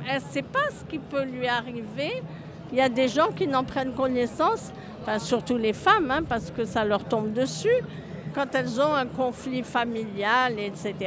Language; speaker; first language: French; non-native, local second language; Arabic